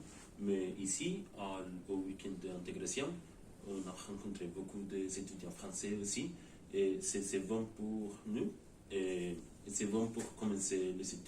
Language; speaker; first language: French; non-native, learner; Spanish